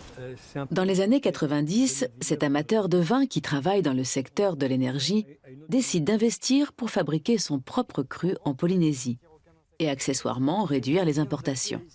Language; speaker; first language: French; native; French